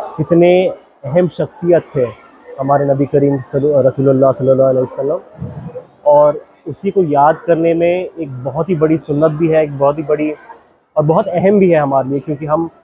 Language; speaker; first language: Urdu; native; Urdu